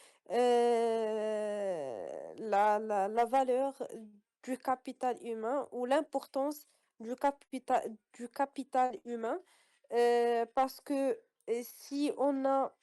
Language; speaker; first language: French; non-native, local second language; Arabic